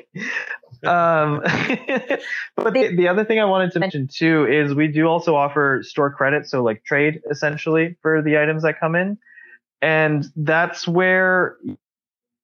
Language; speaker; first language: English; native; English